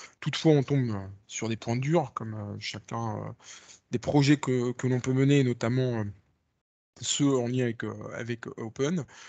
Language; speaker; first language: French; native; French